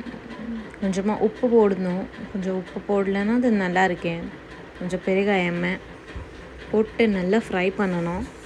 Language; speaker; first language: Tamil; non-native, learner; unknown